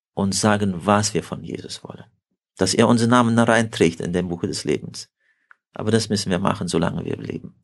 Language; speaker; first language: German; early bilingual, heritage; Russian